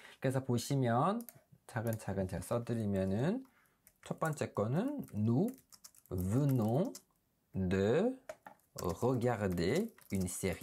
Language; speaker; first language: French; non-native, fluent; Korean